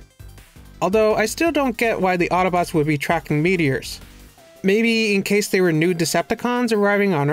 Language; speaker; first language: English; native; English